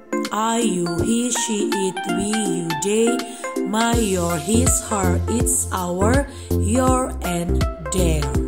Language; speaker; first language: English; non-native, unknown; Indonesian